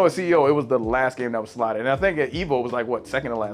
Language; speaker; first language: English; native; English